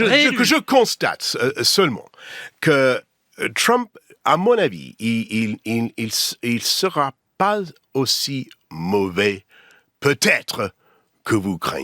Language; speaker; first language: French; non-native, learner; English